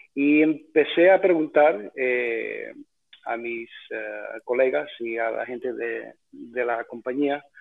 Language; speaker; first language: Spanish; early bilingual, heritage; Spanish